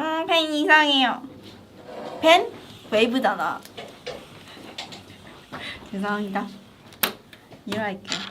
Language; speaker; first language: Korean; non-native, fluent; Chinese